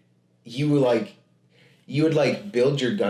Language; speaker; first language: English; native; English